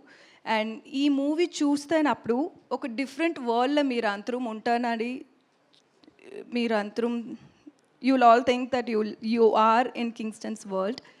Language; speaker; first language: Telugu; non-native, learner; Tamil